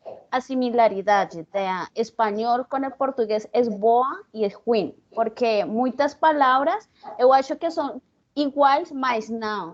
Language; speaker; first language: Portuguese; non-native, learner; Spanish